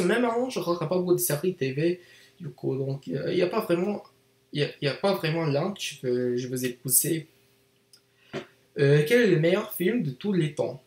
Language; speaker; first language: French; non-native, learner; English